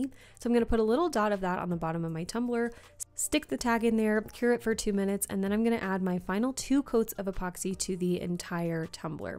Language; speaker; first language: English; native; English